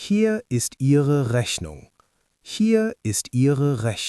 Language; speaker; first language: German; non-native, learner; English